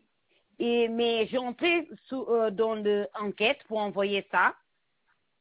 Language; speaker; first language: French; non-native, learner; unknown